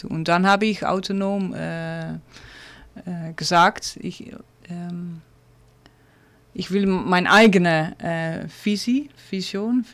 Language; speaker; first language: German; non-native, learner; Dutch